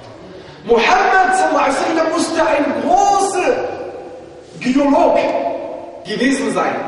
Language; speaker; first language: German; non-native, fluent; Arabic